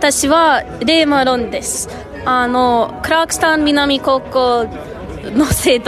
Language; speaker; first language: Japanese; non-native, learner; English